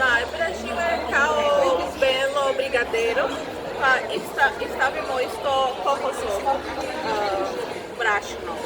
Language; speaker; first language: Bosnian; non-native, learner; Portuguese